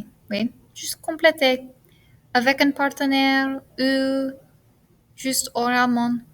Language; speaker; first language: French; non-native, fluent; English